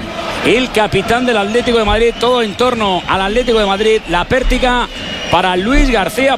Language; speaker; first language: Spanish; native; Spanish